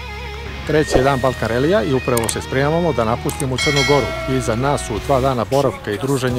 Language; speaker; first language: Croatian; native; Croatian